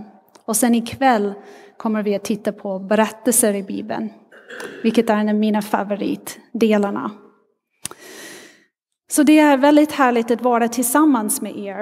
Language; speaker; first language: Swedish; non-native, fluent; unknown